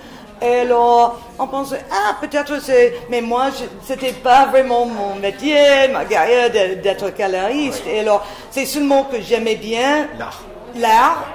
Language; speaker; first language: French; non-native, fluent; English